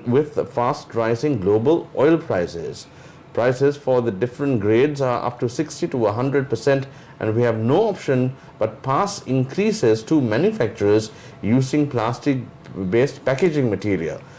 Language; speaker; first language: English; non-native, local second language; Sinhala